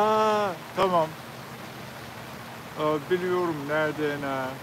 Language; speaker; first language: Turkish; non-native, learner; English